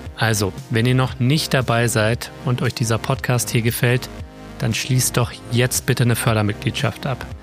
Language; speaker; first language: German; native; German